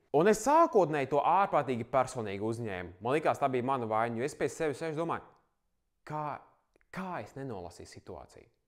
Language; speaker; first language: Latvian; native; Latvian